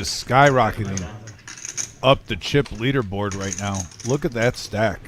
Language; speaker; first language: English; native; English